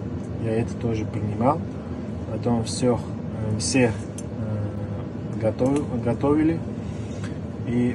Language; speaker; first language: Russian; non-native, learner; Uzbek